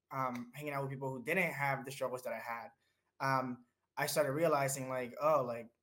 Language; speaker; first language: English; early bilingual, other home language; Spanish